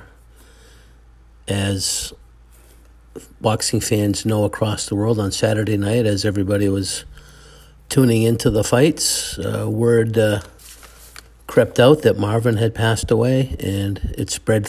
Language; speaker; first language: English; native; English